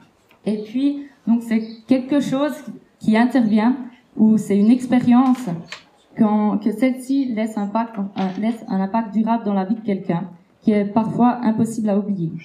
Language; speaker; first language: French; native; French